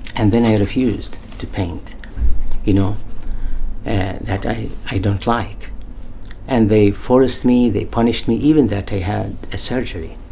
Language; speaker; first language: English; non-native, learner; Arabic